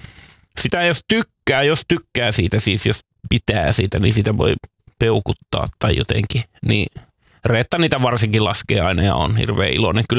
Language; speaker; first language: Finnish; native; Finnish